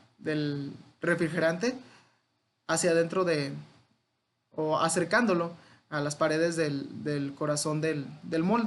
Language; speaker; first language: Spanish; native; Spanish